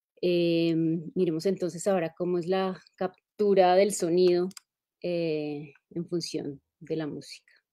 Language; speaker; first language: Spanish; native; Spanish